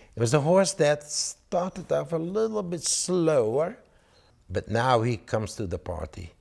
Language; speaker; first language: English; non-native, fluent; Dutch